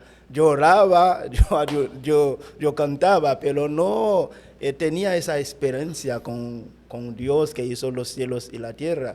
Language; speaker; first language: Spanish; non-native, fluent; Haitian Creole